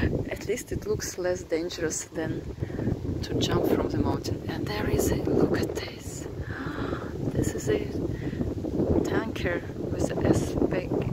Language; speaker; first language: English; non-native, fluent; Russian